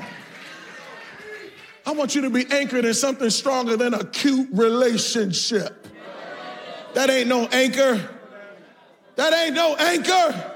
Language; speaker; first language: English; native; English